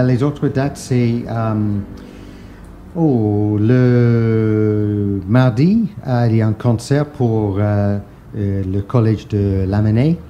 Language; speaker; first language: French; non-native, fluent; English